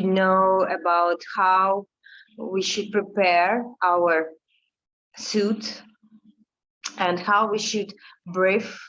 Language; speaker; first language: English; non-native, learner; Russian